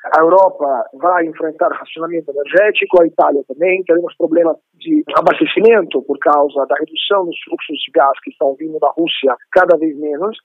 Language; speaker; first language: Portuguese; non-native, fluent; Italian